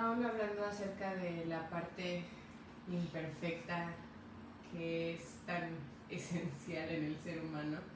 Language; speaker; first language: Spanish; native; Spanish